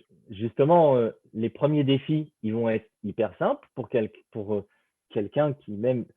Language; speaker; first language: French; native; French